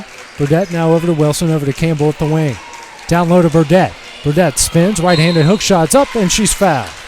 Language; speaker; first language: English; native; English